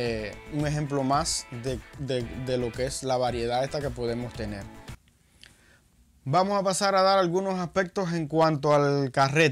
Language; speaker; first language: Spanish; native; Spanish